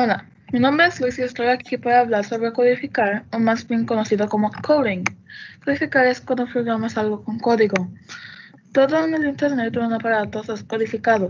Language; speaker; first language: Spanish; early bilingual, heritage; Spanish